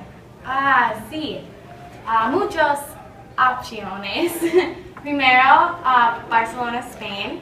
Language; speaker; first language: Spanish; non-native, learner; English